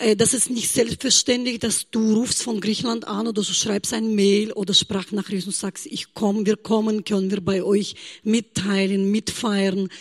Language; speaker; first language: German; non-native, fluent; Russian